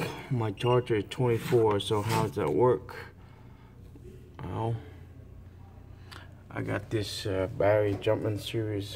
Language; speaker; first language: English; non-native, fluent; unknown